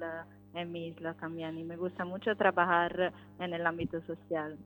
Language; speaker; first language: Spanish; non-native, learner; Italian